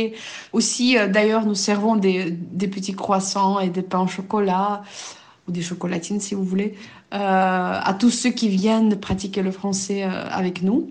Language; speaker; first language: French; non-native, fluent; Ukrainian